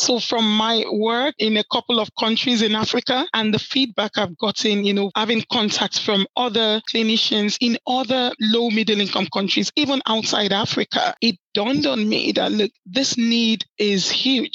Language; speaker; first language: English; non-native, local second language; Yoruba